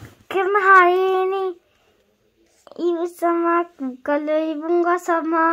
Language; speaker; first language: Indonesian; early bilingual, heritage; Spanish